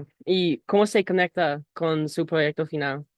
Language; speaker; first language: Spanish; non-native, learner; English